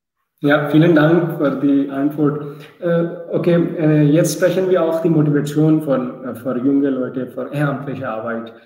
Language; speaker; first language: German; non-native, learner; Urdu